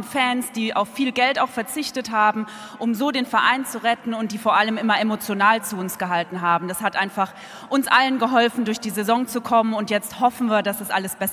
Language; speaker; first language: German; native; German